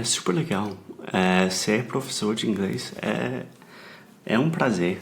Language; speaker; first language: Portuguese; non-native, fluent; English